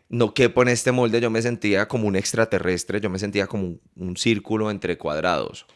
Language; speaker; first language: Spanish; early bilingual, heritage; English